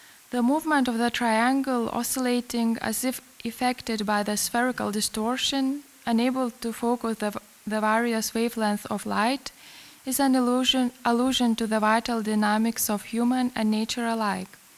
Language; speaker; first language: English; non-native, fluent; Lithuanian